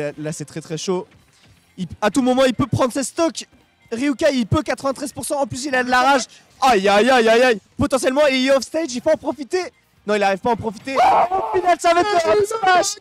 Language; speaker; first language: French; native; French